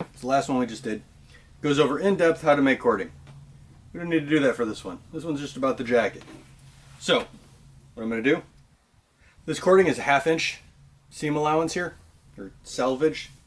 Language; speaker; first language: English; native; English